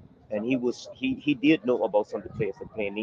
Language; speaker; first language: English; native; English